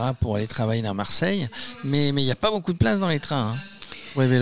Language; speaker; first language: French; native; French